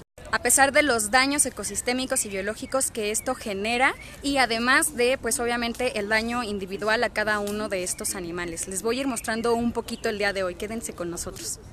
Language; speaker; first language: Spanish; native; Spanish